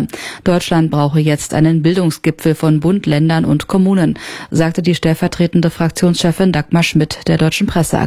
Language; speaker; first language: German; native; German